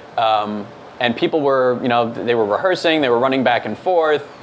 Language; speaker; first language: English; native; English